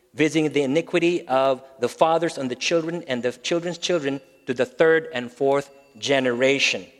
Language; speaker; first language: English; non-native, local second language; Filipino